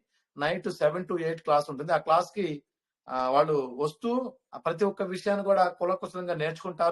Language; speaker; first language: Telugu; native; Telugu